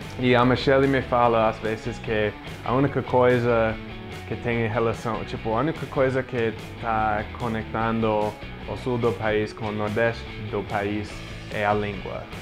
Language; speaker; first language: Portuguese; non-native, fluent; English